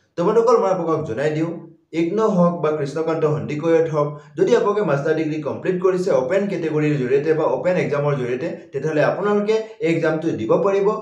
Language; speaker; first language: Assamese; non-native, local second language; Karbi